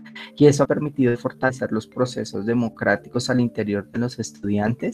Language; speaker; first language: Spanish; native; Spanish